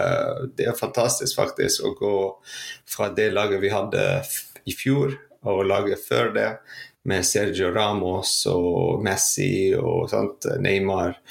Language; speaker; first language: Norwegian; non-native, fluent; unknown